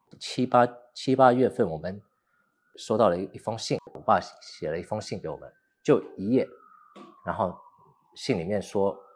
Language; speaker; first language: Chinese; early bilingual, heritage; Chinese